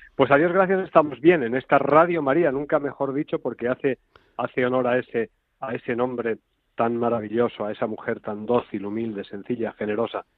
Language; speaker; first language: Spanish; non-native, fluent; Filipino